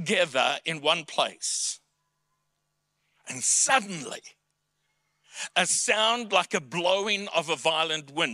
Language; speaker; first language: English; native; English